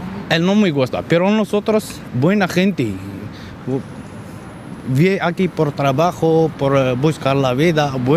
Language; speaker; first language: Spanish; non-native, learner; Arabic